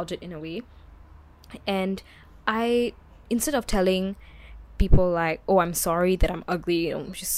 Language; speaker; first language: English; native; English